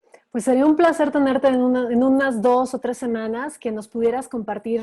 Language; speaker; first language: Spanish; native; Spanish